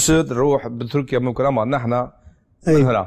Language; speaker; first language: Arabic; non-native, learner; Turkish